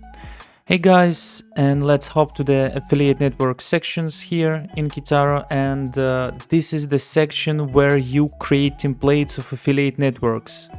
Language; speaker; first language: English; non-native, fluent; Russian